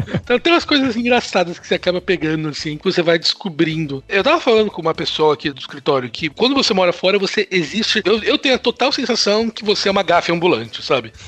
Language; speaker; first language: Portuguese; native; Portuguese